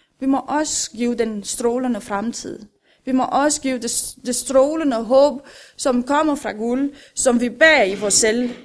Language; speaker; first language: Danish; non-native, fluent; Romanian